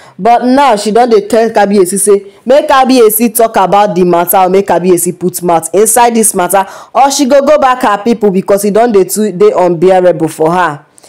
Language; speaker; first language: Nigerian Pidgin; non-native, local second language; Yoruba